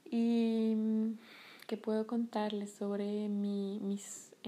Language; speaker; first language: Spanish; non-native, fluent; French